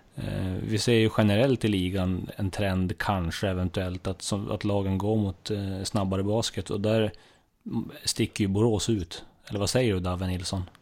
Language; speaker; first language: Swedish; native; Swedish